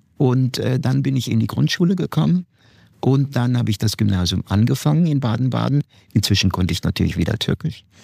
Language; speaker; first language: German; non-native, fluent; Turkish